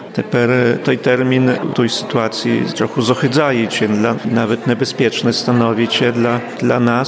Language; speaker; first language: Polish; non-native, local second language; Ukrainian